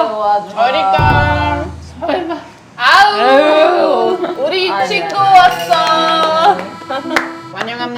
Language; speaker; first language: Korean; non-native, fluent; German